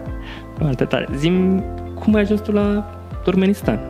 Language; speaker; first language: Romanian; native; Romanian